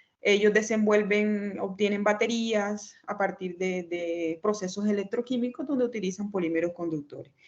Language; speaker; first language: Spanish; native; Spanish